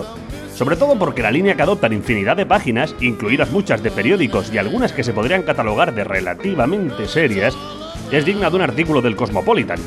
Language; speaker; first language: Spanish; native; Spanish